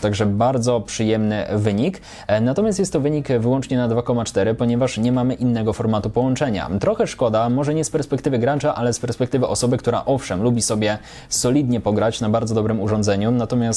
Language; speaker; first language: Polish; native; Polish